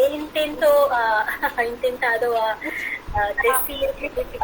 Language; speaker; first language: Spanish; non-native, fluent; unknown